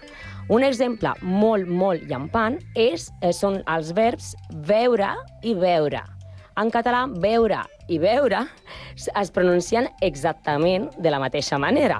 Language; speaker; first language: Catalan; non-native, learner; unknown